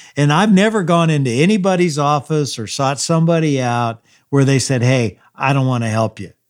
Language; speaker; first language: English; native; English